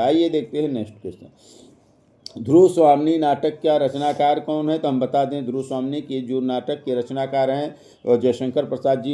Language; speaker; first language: Hindi; native; Hindi